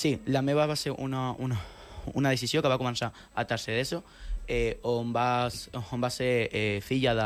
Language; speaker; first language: Catalan; non-native, local second language; Spanish